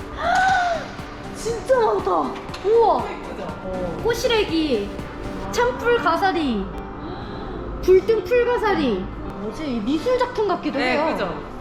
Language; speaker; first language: Korean; native; Korean